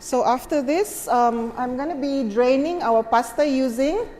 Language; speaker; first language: English; non-native, local second language; Malay